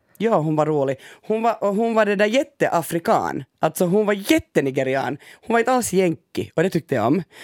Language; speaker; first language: Swedish; native; Swedish